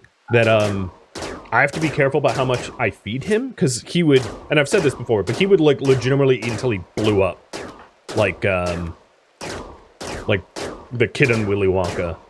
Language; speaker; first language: English; native; English